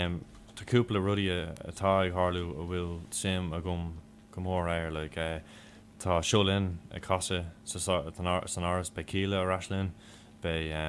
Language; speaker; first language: Irish; non-native, local second language; English